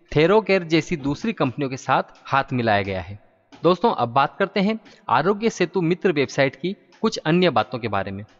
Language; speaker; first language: Hindi; native; Hindi